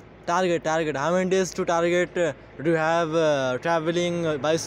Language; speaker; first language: English; non-native, learner; Nepali